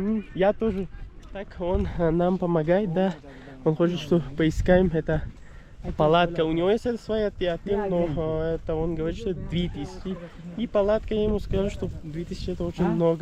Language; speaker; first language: Russian; non-native, learner; Urdu